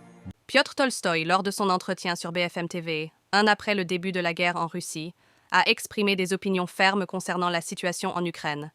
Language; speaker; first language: French; native; French